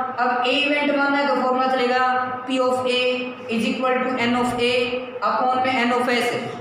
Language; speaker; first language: Hindi; native; Hindi